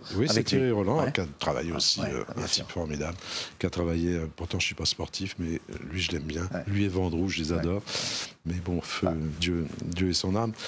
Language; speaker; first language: French; native; French